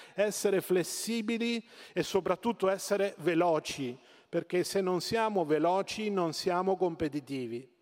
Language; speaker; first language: Italian; native; Italian